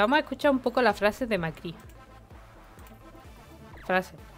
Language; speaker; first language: Spanish; native; Spanish